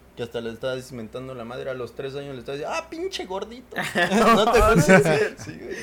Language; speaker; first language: Spanish; native; Spanish